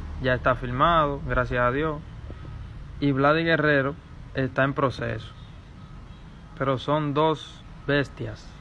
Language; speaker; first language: Spanish; native; Spanish